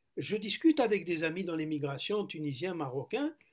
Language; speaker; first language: French; non-native, local second language; Arabic